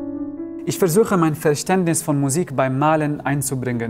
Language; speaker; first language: German; non-native, fluent; Arabic